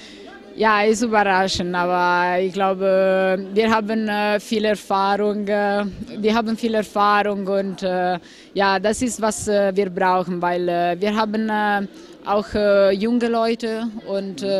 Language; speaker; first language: German; non-native, fluent; Italian